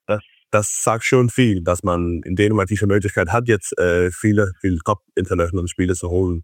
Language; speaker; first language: German; non-native, fluent; Faroese